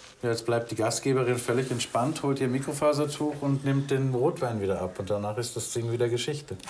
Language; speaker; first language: German; native; German